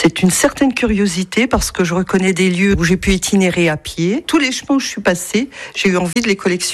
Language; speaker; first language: French; native; French